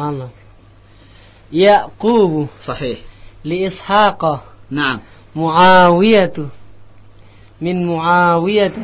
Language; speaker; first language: Arabic; non-native, learner; Indonesian